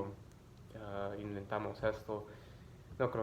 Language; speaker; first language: Spanish; early bilingual, other home language; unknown